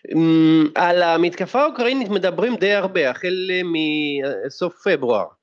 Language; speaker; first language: Hebrew; non-native, fluent; Russian